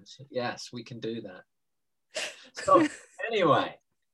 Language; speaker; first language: English; native; English